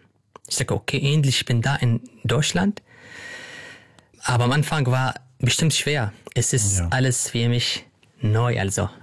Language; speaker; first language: German; non-native, fluent; Arabic